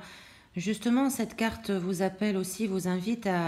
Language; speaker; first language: French; native; French